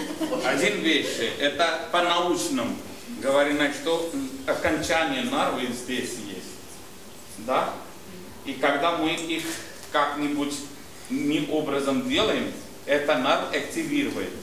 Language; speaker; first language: Russian; non-native, learner; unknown